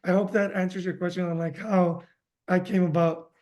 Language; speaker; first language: English; early bilingual, other home language; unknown